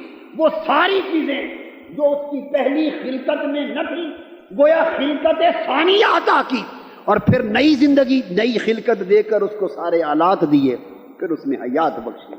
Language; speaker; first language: Urdu; native; Urdu